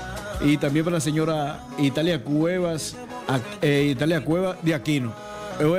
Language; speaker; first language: Spanish; native; Spanish